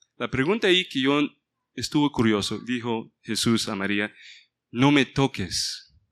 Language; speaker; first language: Spanish; early bilingual, heritage; Spanish